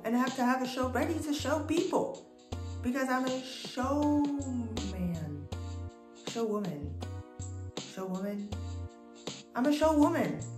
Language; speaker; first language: English; non-native, fluent; French